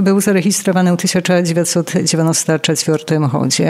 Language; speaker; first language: Polish; non-native, local second language; Belarusian